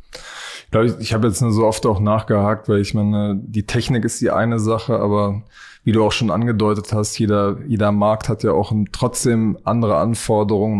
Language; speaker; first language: German; native; German